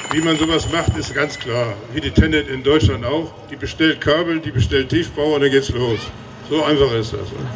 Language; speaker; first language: German; native; German